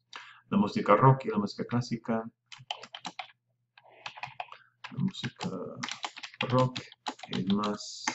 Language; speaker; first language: Spanish; non-native, fluent; English